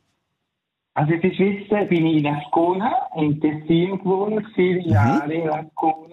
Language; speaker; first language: German; early bilingual, heritage; Italian